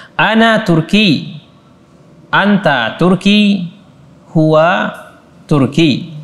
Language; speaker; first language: Arabic; non-native, fluent; Indonesian